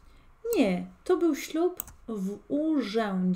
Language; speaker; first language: Polish; non-native, fluent; Spanish